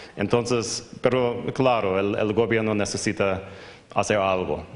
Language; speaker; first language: Spanish; non-native, fluent; English